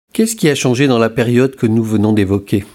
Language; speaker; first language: French; native; French